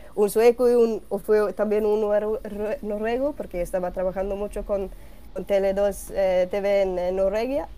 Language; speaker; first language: Spanish; non-native, learner; Swedish